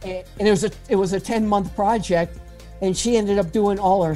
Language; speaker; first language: English; native; English